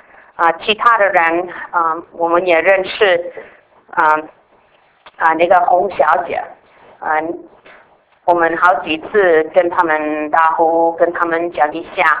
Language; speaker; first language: Chinese; non-native, fluent; English